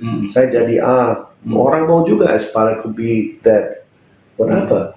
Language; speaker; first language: Indonesian; non-native, fluent; English